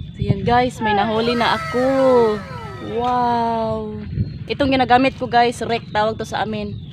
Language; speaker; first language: Filipino; non-native, local second language; Hiligaynon